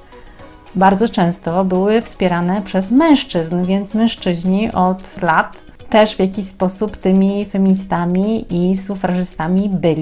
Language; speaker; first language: Polish; native; Polish